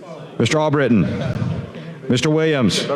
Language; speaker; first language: English; native; English